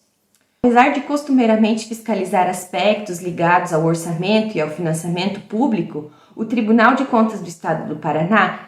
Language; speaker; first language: Portuguese; native; Portuguese